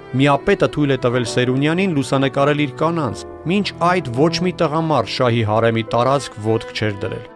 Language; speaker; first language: Armenian; native; Armenian